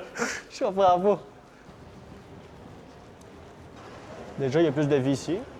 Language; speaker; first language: French; native; French